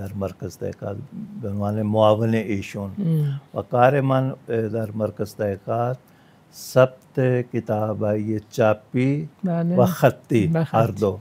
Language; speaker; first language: Persian; non-native, fluent; Punjabi